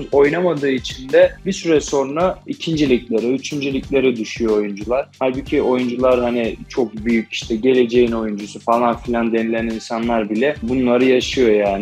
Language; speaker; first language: Turkish; native; Turkish